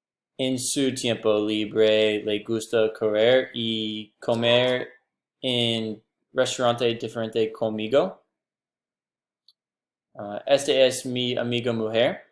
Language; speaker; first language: Spanish; non-native, learner; English